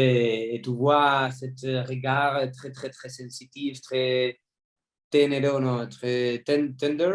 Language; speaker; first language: French; non-native, fluent; Spanish